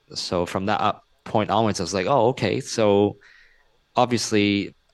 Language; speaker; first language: English; non-native, local second language; Cantonese